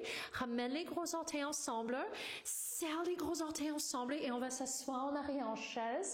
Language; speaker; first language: French; non-native, fluent; English